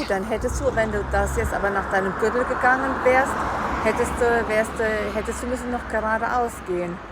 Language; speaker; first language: German; native; German